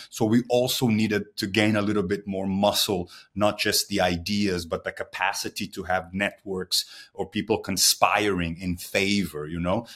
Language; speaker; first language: English; non-native, fluent; Portuguese